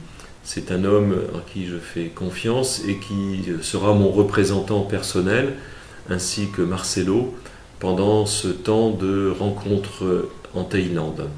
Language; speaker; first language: French; native; French